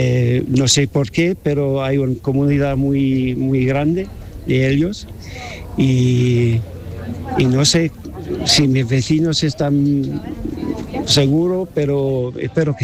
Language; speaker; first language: Spanish; non-native, learner; English